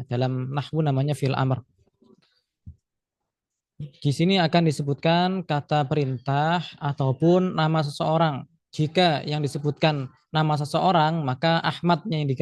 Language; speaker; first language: Indonesian; native; Indonesian